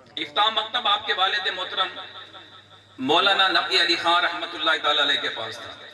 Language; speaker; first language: Urdu; non-native, local second language; Pashto